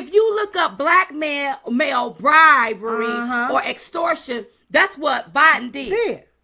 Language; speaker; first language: English; native; English